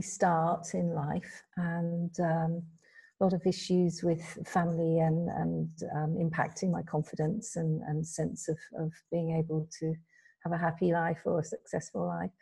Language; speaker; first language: English; native; English